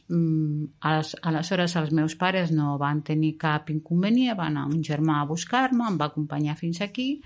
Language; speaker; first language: Catalan; non-native, local second language; Spanish